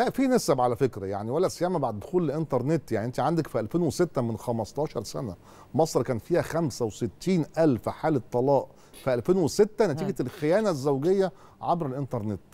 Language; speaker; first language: Arabic; native; Arabic